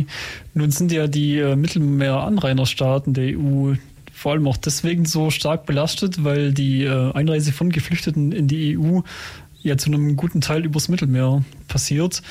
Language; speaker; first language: German; native; German